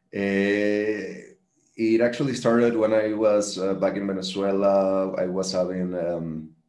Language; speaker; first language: English; non-native, fluent; Spanish